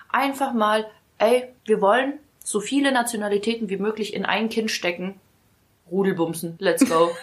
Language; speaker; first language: German; early bilingual, other home language; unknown